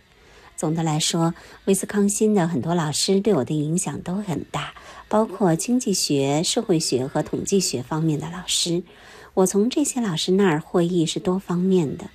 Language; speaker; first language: Chinese; native; Chinese